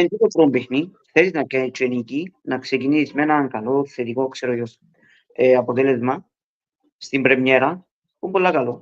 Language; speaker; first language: Greek; early bilingual, heritage; Greek